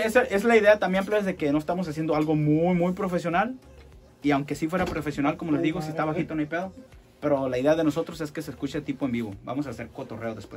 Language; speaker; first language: Spanish; native; Spanish